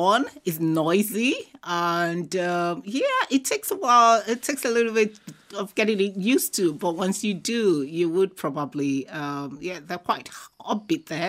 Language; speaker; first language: English; non-native, local second language; Igbo